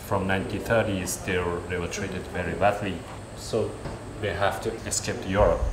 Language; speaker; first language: English; non-native, fluent; Japanese